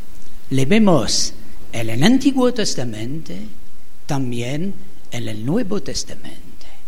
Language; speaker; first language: Spanish; non-native, fluent; French